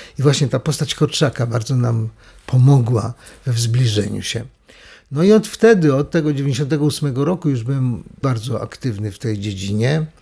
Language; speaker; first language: Polish; native; Polish